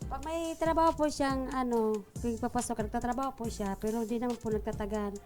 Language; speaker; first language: Filipino; non-native, local second language; Cebuano